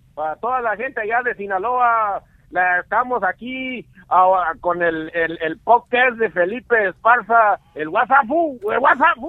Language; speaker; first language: Spanish; early bilingual, other home language; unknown